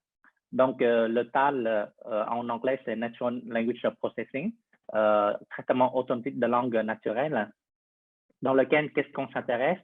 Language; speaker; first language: French; non-native, fluent; Vietnamese